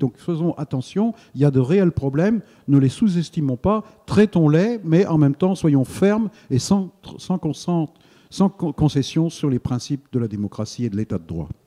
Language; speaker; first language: French; native; French